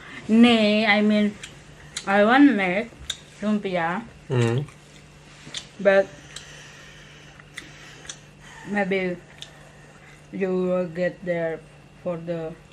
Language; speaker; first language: English; non-native, learner; Indonesian